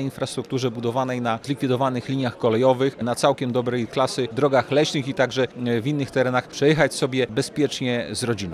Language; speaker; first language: Polish; native; Polish